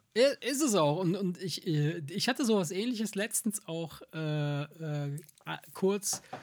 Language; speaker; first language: German; early bilingual, other home language; Italian